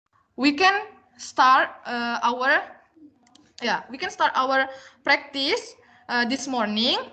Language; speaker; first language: English; non-native, learner; Indonesian